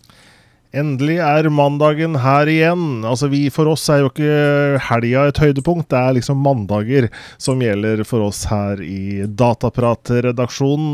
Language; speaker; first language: Norwegian; native; Norwegian